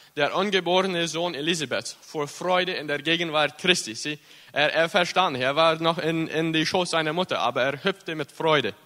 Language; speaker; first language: German; early bilingual, heritage; English